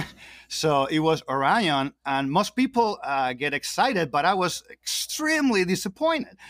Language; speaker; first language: English; non-native, fluent; Spanish